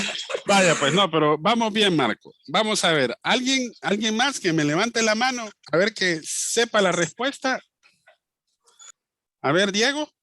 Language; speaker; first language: Spanish; native; Spanish